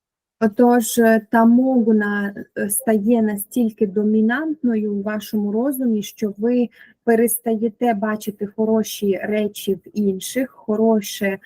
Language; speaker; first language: Ukrainian; native; Ukrainian